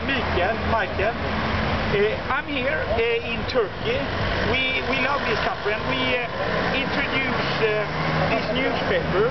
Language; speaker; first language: English; non-native, fluent; Swedish